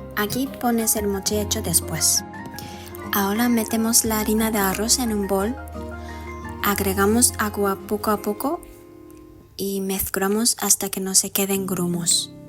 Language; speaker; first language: Spanish; non-native, fluent; Japanese